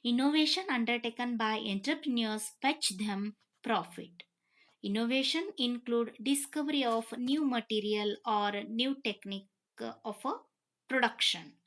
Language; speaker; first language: English; non-native, local second language; Kannada